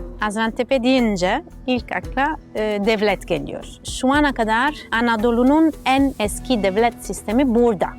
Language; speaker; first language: Turkish; non-native, learner; Italian